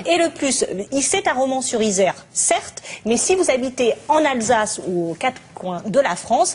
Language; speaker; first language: French; native; French